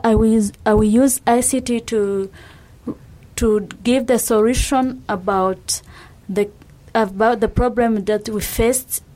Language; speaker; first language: English; non-native, local second language; Kinyarwanda